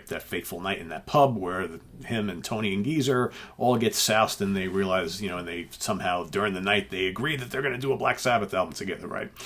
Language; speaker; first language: English; native; English